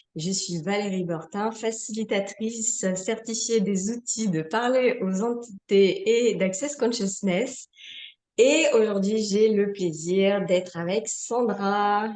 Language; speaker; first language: French; native; French